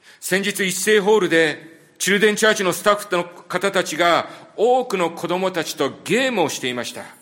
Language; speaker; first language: Japanese; native; Japanese